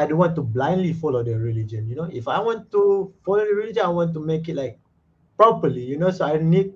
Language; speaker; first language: English; non-native, local second language; Malay